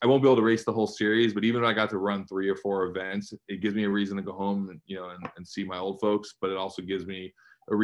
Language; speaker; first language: English; native; English